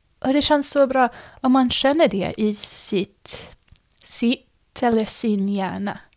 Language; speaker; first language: Swedish; non-native, fluent; English